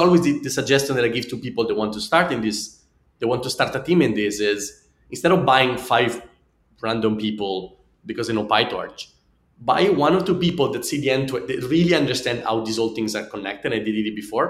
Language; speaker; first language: English; non-native, fluent; Italian